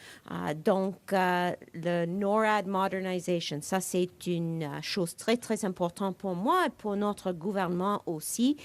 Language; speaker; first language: French; non-native, fluent; English